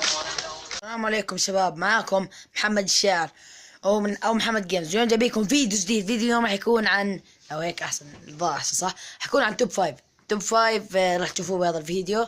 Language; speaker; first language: Arabic; native; Arabic